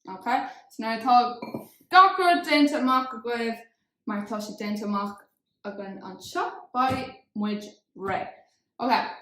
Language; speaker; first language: Irish; non-native, local second language; English